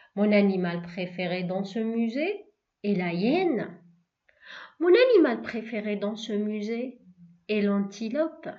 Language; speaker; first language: French; non-native, local second language; Arabic